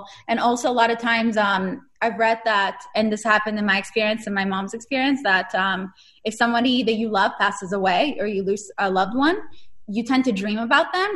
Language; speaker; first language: English; non-native, fluent; Hebrew